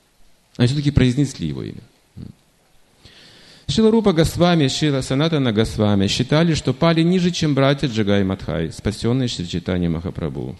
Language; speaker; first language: Russian; native; Russian